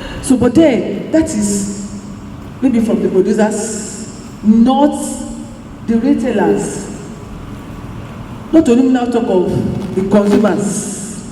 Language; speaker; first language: English; non-native, local second language; Yoruba